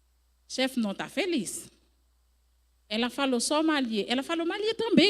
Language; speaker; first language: Portuguese; non-native, learner; French